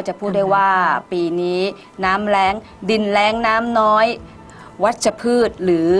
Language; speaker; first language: Thai; native; Thai